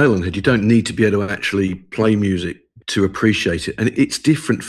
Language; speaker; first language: English; native; English